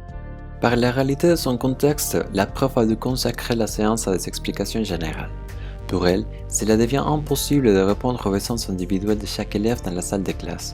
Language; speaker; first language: French; non-native, fluent; Spanish